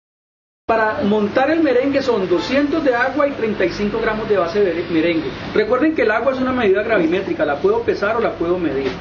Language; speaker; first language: Spanish; native; Spanish